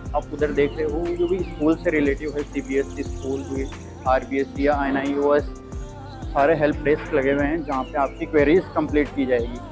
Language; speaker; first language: Hindi; native; Hindi